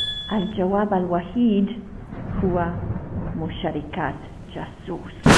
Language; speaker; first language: Arabic; non-native, learner; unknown